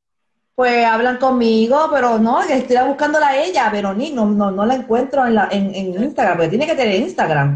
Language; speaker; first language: Spanish; native; Spanish